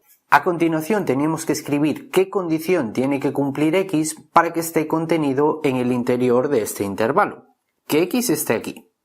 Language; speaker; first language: Spanish; native; Spanish